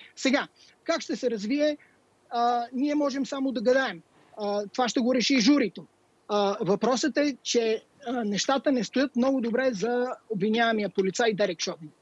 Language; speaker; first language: Bulgarian; native; Bulgarian